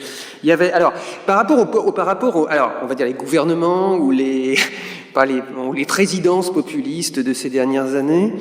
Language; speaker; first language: French; native; French